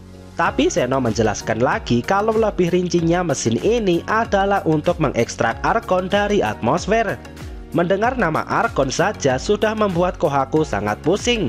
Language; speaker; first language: Indonesian; native; Indonesian